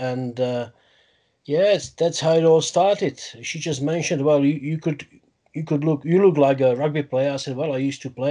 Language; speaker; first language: English; non-native, fluent; Czech